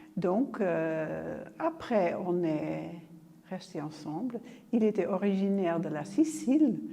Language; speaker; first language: French; non-native, fluent; Dutch